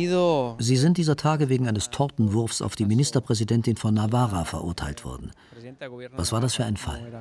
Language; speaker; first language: German; native; German